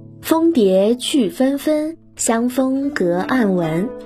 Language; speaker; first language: Chinese; native; Chinese